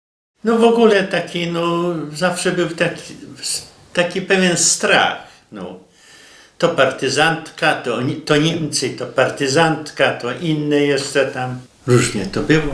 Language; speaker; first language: Polish; native; Polish